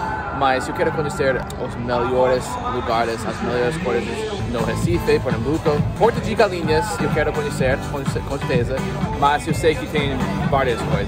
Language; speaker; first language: Portuguese; non-native, fluent; English